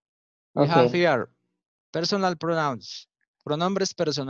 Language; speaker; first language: English; non-native, learner; Spanish